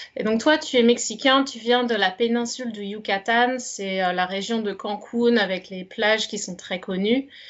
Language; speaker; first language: French; native; French